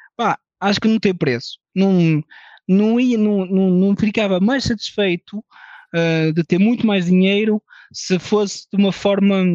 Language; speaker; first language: Portuguese; early bilingual, heritage; French